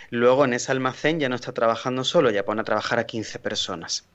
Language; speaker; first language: Spanish; native; Spanish